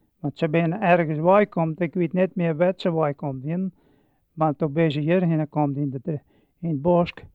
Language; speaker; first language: Dutch; non-native, local second language; Western Frisian